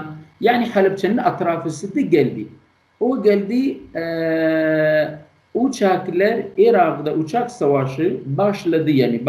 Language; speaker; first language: Turkish; non-native, learner; Kurdish